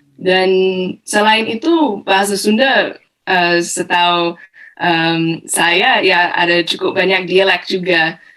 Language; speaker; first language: Indonesian; non-native, fluent; English